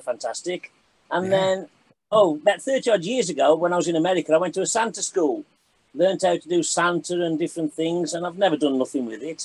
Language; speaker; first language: English; native; English